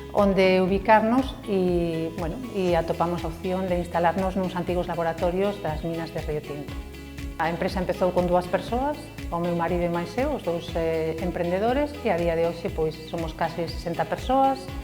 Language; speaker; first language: Galician; native; Galician